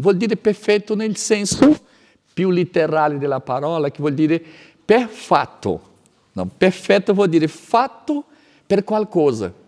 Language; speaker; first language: Italian; non-native, fluent; Portuguese